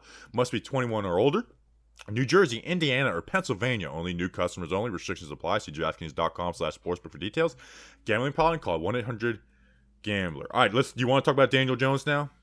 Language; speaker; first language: English; native; English